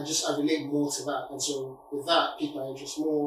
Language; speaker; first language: English; non-native, local second language; Yoruba